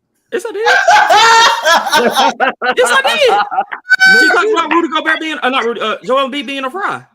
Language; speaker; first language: English; native; English